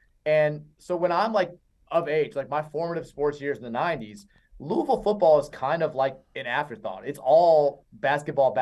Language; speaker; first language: English; native; English